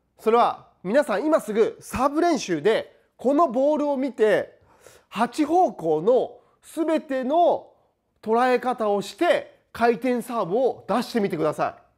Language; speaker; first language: Japanese; native; Japanese